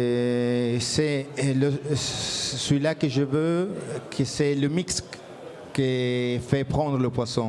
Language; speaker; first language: French; non-native, learner; Italian